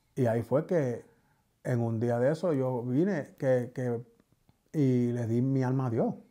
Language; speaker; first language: Spanish; early bilingual, heritage; Spanish